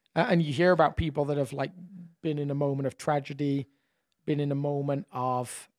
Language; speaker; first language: English; native; English